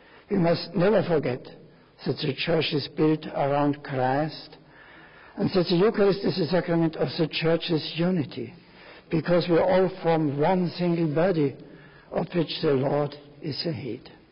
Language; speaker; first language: English; non-native, fluent; German